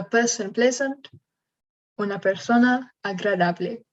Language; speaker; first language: Spanish; non-native, learner; English